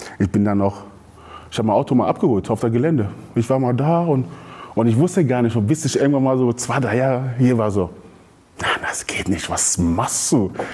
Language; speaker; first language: German; early bilingual, other home language; Akan